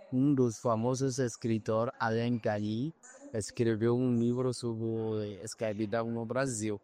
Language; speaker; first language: Portuguese; non-native, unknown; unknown